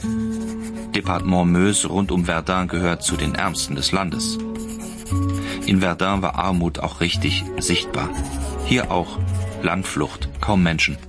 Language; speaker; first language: German; native; German